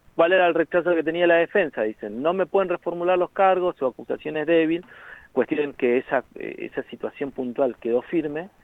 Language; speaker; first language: Spanish; native; Spanish